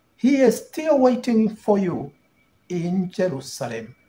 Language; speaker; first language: English; non-native, local second language; Swahili